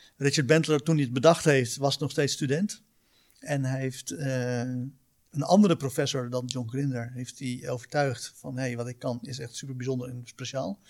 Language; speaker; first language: Dutch; native; Dutch